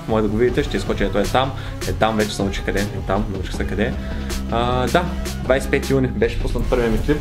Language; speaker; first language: Bulgarian; native; Bulgarian